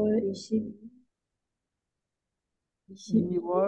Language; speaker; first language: Korean; non-native, learner; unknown